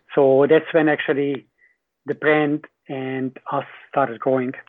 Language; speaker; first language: English; non-native, fluent; Hungarian